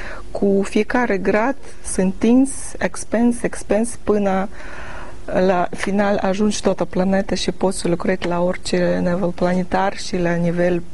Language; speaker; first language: Romanian; non-native, learner; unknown